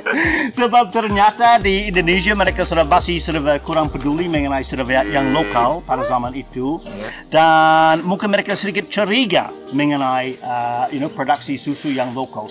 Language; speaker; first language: Indonesian; non-native, fluent; English